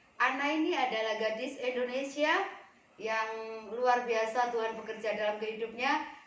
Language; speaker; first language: Indonesian; native; Indonesian